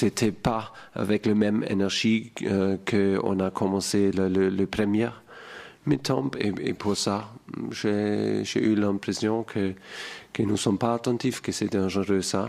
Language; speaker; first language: French; non-native, fluent; German